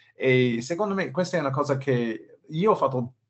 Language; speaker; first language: Italian; non-native, fluent; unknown